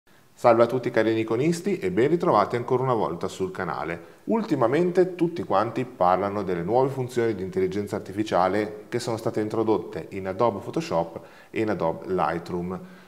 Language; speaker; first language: Italian; native; Italian